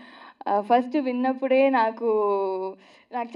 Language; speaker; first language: Telugu; non-native, learner; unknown